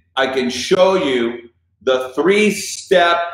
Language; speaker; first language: English; native; English